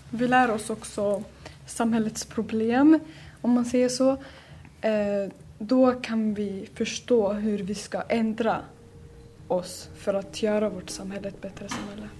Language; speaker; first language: Swedish; early bilingual, other home language; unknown